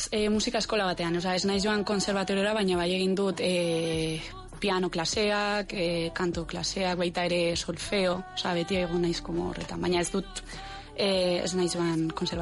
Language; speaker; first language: Basque; non-native, local second language; Spanish